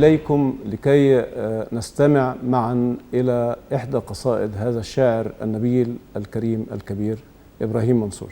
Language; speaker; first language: Egyptian Arabic; native; Egyptian Arabic